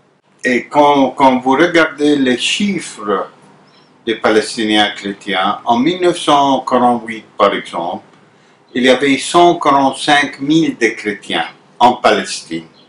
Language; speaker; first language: French; non-native, fluent; Arabic